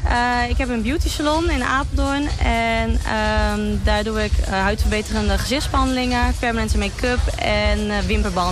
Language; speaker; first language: Dutch; native; Dutch